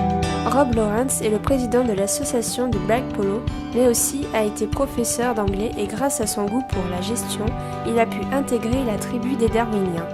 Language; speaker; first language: French; native; French